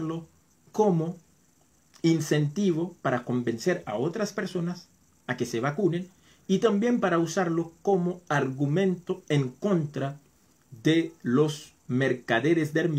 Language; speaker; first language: Spanish; non-native, fluent; Haitian Creole